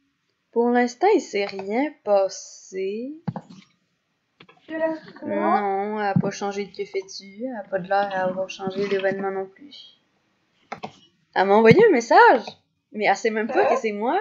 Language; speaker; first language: French; native; French